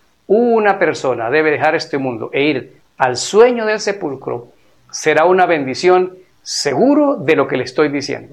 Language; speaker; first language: Spanish; native; Spanish